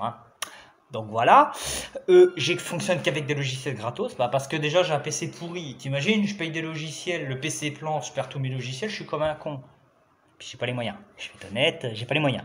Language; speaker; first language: French; native; French